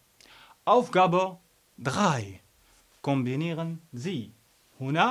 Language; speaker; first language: German; non-native, fluent; Arabic